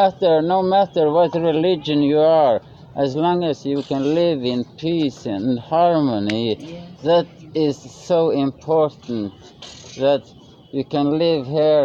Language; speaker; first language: English; non-native, learner; Norwegian